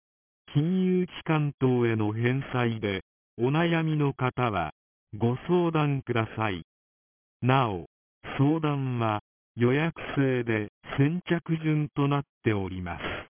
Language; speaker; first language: Japanese; native; Japanese